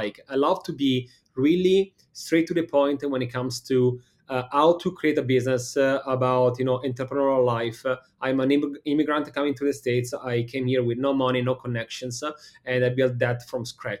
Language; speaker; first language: English; non-native, fluent; Italian